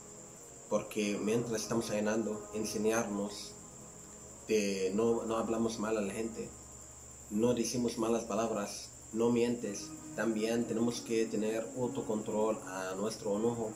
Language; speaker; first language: Spanish; non-native, learner; Arabic